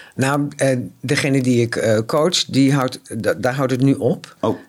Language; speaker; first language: Dutch; native; Dutch